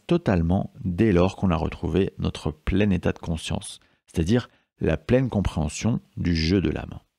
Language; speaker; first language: French; native; French